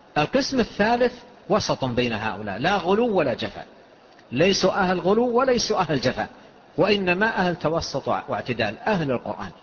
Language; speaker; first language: Arabic; native; Arabic